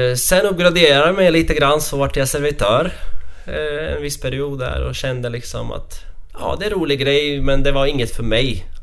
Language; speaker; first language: Swedish; non-native, fluent; Latvian